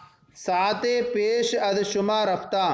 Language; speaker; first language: Persian; non-native, fluent; Urdu